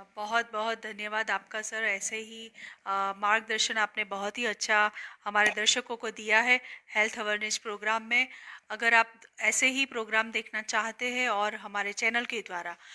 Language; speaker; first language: Hindi; non-native, local second language; Gujarati